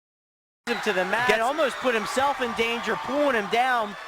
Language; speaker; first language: English; native; English